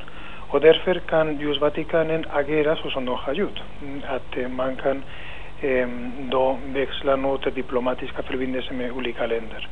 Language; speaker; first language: Swedish; non-native, fluent; Spanish